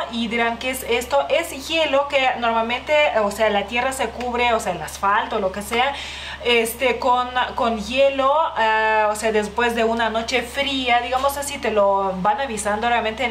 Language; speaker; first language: Spanish; non-native, fluent; Lithuanian